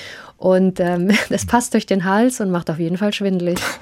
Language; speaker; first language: German; early bilingual, heritage; German